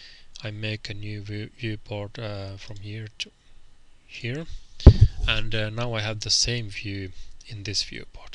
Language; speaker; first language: English; non-native, fluent; Finnish